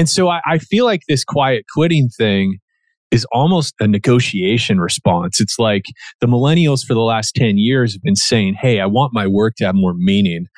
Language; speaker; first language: English; native; English